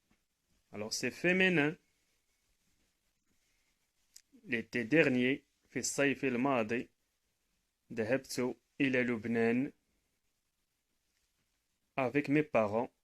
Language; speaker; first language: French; non-native, local second language; Arabic